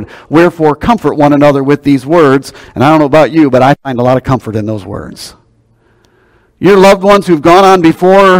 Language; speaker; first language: English; native; English